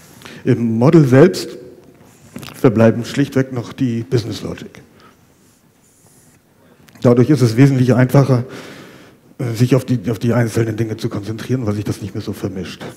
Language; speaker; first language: German; native; German